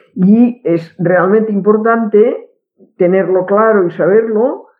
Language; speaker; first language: Spanish; non-native, local second language; Catalan